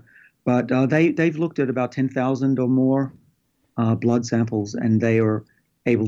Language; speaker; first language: English; native; English